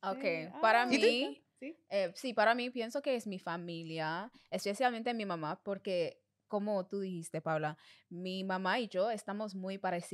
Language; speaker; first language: Spanish; non-native, learner; English